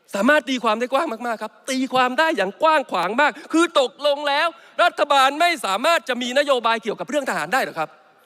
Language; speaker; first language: Thai; native; Thai